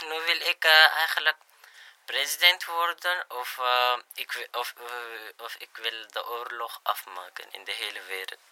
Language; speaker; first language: Dutch; non-native, learner; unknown